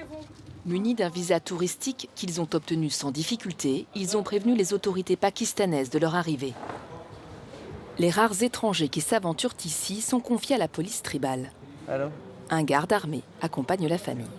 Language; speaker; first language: French; native; French